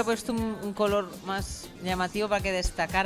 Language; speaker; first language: Spanish; native; Spanish